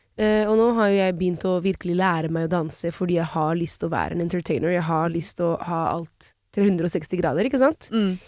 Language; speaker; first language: Norwegian; non-native, fluent; Italian